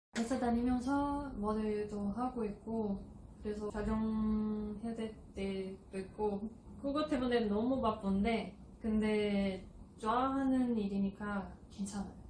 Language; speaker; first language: Korean; non-native, fluent; Portuguese